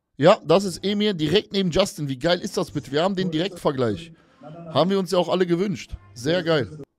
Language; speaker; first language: German; early bilingual, other home language; Polish